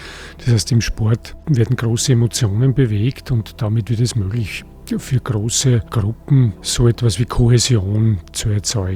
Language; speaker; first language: German; native; German